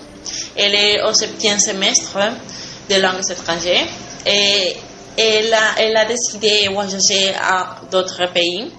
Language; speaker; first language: French; non-native, learner; Spanish